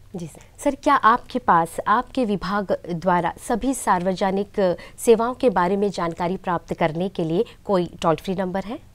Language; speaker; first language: Hindi; native; Hindi